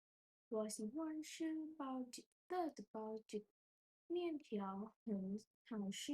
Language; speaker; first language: Chinese; non-native, learner; Thai